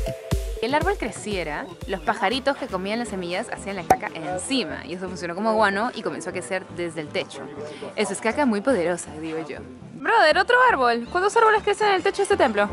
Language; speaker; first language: Spanish; native; Spanish